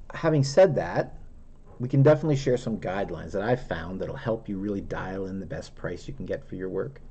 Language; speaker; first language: English; native; English